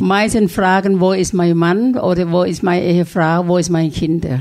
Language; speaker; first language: German; non-native, learner; Thai